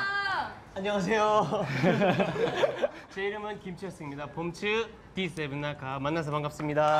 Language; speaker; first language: Thai; non-native, learner; Korean